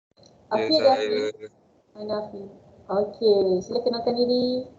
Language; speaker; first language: Malay; native; Malay